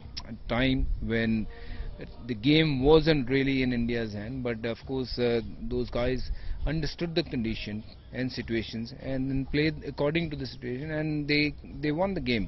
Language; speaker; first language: English; non-native, local second language; Punjabi